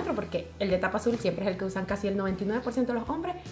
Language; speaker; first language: Spanish; native; Spanish